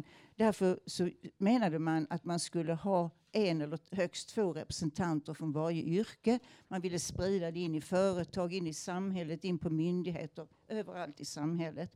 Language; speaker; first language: Swedish; native; Swedish